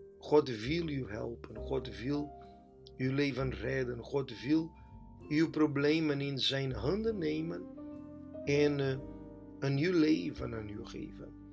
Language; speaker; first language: Dutch; non-native, fluent; Portuguese